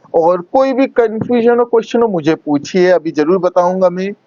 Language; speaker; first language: Hindi; non-native, local second language; Bangla